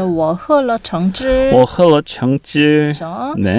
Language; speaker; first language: Chinese; non-native, fluent; Korean